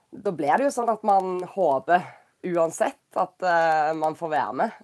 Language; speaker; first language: Norwegian; native; Norwegian